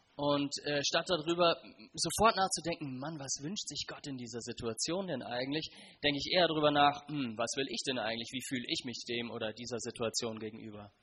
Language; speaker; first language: German; native; German